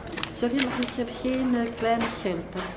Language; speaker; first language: Dutch; non-native, learner; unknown